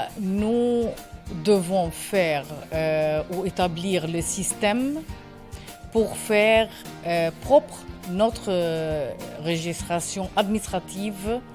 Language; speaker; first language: French; non-native, learner; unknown